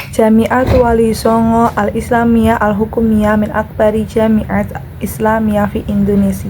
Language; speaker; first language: Arabic; non-native, learner; Indonesian